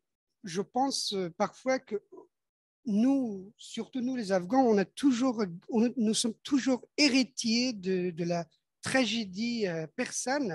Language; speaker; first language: French; non-native, fluent; Persian